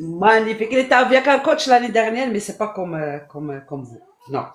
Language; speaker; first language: French; non-native, learner; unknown